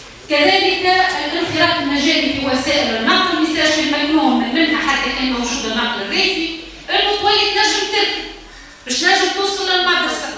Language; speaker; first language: Arabic; native; Arabic